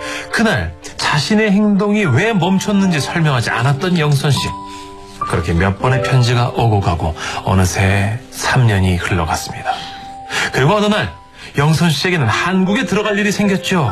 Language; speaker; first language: Korean; native; Korean